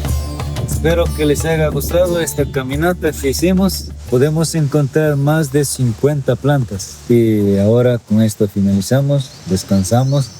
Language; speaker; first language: Spanish; non-native, local second language; Quechua